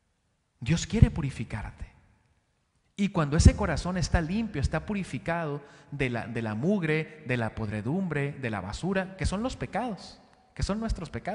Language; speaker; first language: Spanish; native; Spanish